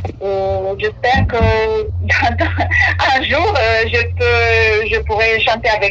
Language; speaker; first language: French; non-native, learner; Romanian